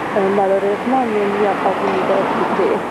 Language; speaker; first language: French; non-native, fluent; Hungarian